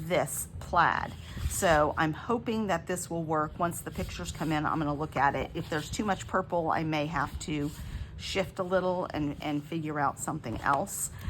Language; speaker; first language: English; native; English